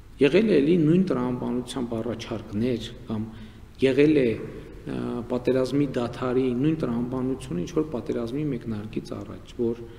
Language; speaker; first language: Armenian; native; Armenian